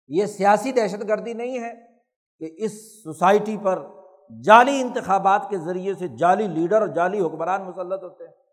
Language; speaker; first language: Urdu; non-native, local second language; Punjabi